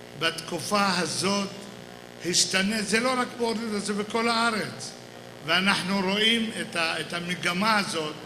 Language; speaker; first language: Hebrew; native; Hebrew